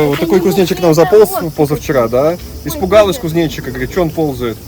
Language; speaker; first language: Russian; native; Russian